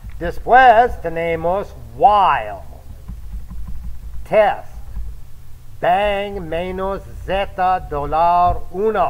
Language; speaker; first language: Spanish; non-native, fluent; English